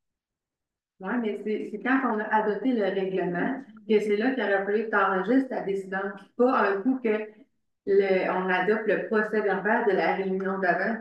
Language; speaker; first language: French; native; French